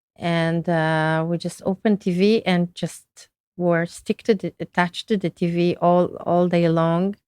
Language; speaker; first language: English; non-native, fluent; Hebrew